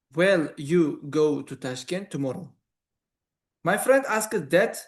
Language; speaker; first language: English; non-native, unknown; Uzbek